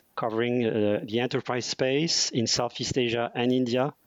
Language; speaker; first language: English; non-native, fluent; French